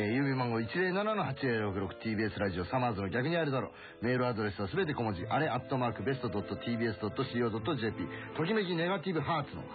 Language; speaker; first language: Japanese; native; Japanese